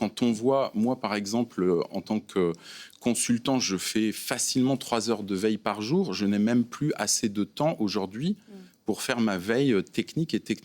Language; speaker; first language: French; native; French